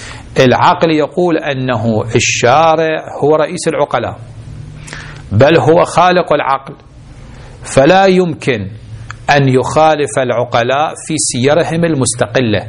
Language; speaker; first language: Arabic; native; Arabic